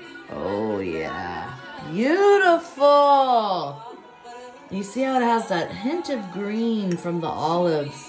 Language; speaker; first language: English; early bilingual, other home language; Portuguese